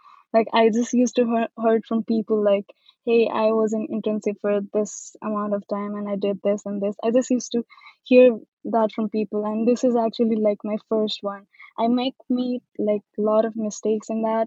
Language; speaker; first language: English; non-native, local second language; Nepali